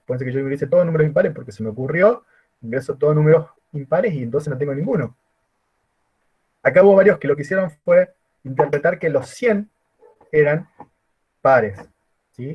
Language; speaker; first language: Spanish; native; Spanish